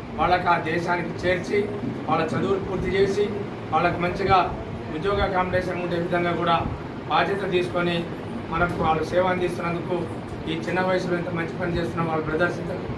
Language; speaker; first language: Telugu; native; Telugu